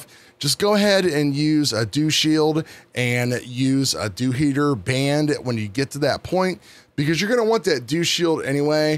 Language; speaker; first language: English; native; English